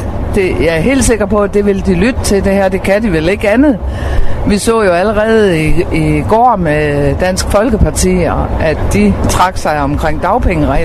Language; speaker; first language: Danish; native; Danish